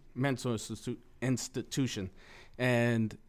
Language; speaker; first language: English; early bilingual, other home language; Spanish